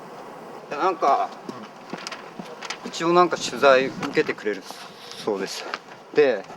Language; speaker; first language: Japanese; native; Japanese